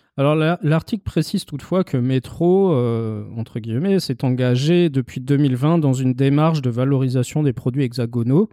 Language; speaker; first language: French; native; French